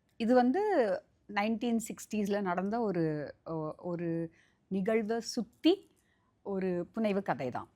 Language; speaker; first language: Tamil; native; Tamil